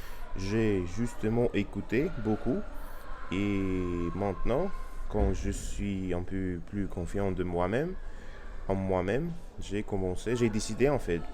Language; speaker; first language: French; non-native, learner; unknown